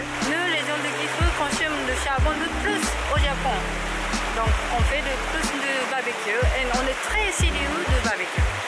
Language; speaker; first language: French; non-native, learner; Japanese